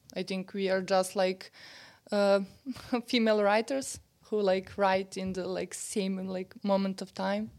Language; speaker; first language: English; non-native, fluent; Serbian